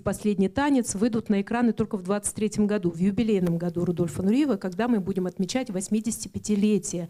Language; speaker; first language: Russian; native; Russian